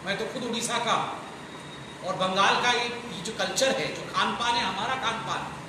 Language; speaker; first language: Hindi; non-native, local second language; Odia